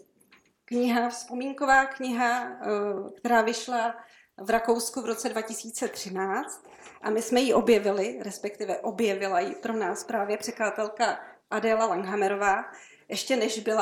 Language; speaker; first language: Czech; native; Czech